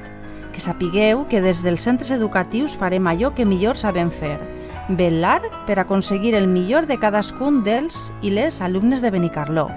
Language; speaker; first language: Catalan; native; Catalan